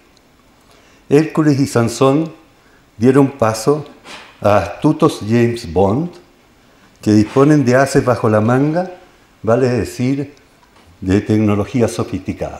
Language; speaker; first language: Spanish; native; Spanish